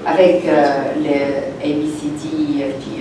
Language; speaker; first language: French; non-native, fluent; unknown